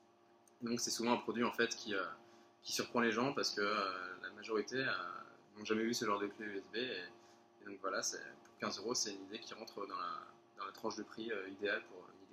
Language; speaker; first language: French; native; French